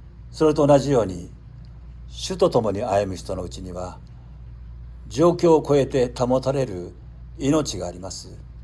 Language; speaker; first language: Japanese; native; Japanese